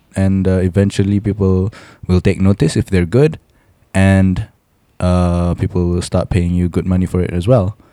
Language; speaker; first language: English; non-native, local second language; Malay